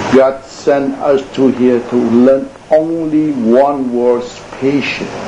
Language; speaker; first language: English; non-native, learner; Vietnamese